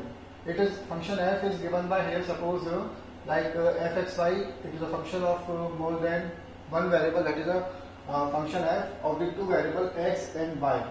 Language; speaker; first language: English; non-native, local second language; Hindi